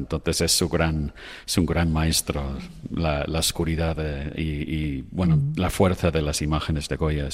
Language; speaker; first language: Spanish; non-native, fluent; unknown